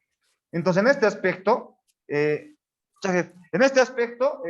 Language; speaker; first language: Spanish; native; Spanish